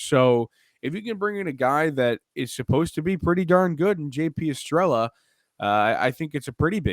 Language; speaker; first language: English; native; English